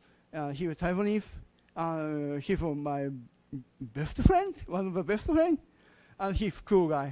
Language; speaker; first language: English; non-native, learner; Japanese